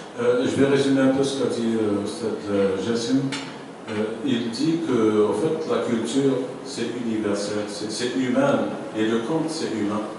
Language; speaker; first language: French; non-native, local second language; Arabic